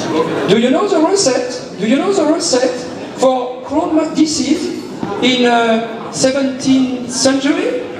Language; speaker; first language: English; non-native, learner; French